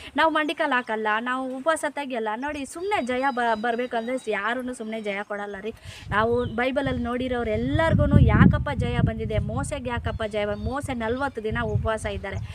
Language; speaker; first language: Kannada; non-native, local second language; Telugu